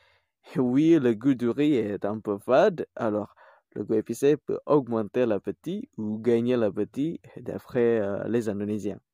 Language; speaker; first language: French; non-native, fluent; Indonesian